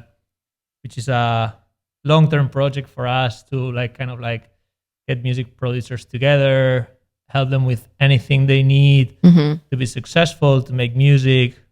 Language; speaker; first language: English; non-native, fluent; Spanish